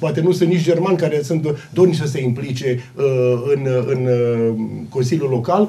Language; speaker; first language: Romanian; native; Romanian